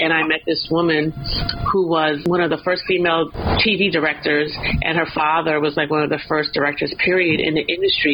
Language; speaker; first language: English; native; English